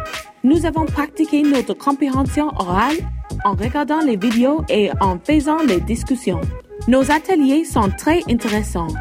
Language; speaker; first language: French; non-native, local second language; English